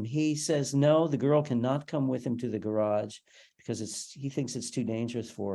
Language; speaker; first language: English; native; English